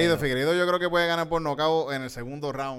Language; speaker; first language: Spanish; native; Spanish